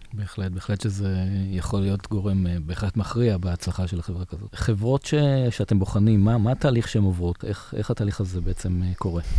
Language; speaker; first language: Hebrew; native; Hebrew